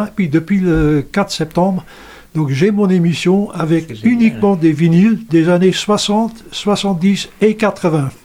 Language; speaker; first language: French; non-native, fluent; Dutch